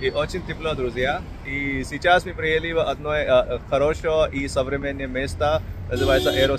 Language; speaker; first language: Russian; non-native, learner; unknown